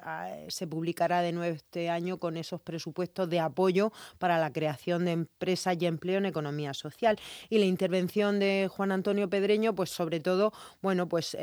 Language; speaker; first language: Spanish; native; Spanish